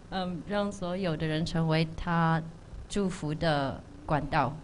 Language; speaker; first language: Chinese; early bilingual, heritage; Chinese